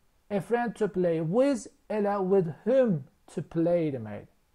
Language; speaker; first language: English; non-native, fluent; Azerbaijani